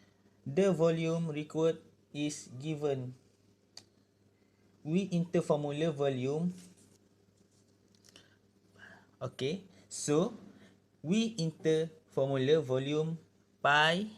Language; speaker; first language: English; non-native, local second language; Malay